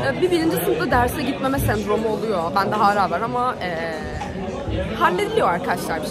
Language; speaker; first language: Turkish; native; Turkish